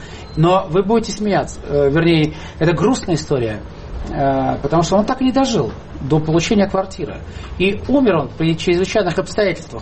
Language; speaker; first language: Russian; native; Russian